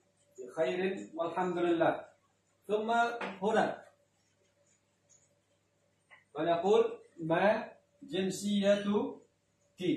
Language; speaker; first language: Arabic; non-native, fluent; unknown